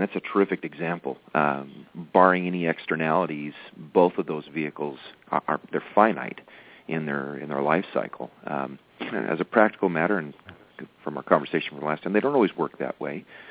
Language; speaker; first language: English; native; English